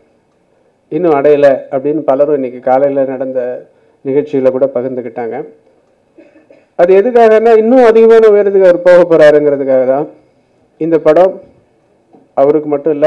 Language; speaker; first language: Tamil; native; Tamil